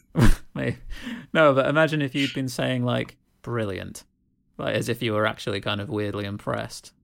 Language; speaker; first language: English; native; English